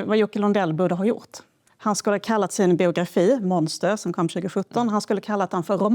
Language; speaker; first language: Swedish; native; Swedish